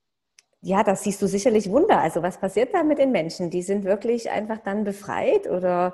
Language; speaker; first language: German; native; German